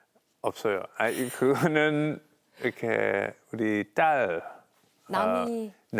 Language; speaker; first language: Korean; early bilingual, heritage; English